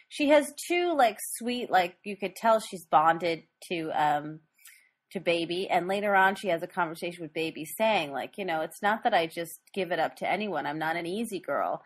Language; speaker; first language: English; native; English